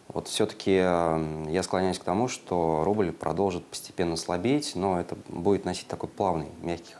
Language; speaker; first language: Russian; native; Russian